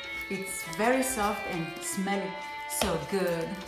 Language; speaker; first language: English; non-native, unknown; Italian